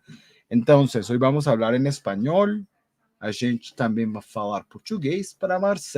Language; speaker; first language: Portuguese; non-native, learner; Spanish